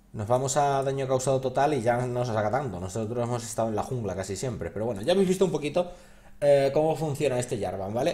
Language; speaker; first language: Spanish; native; Spanish